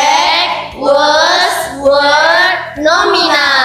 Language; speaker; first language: English; non-native, learner; Indonesian